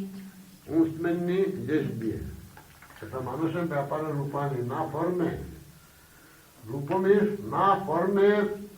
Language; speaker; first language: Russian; non-native, learner; Bangla